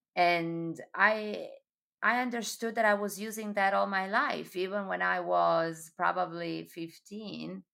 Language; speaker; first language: English; non-native, fluent; Italian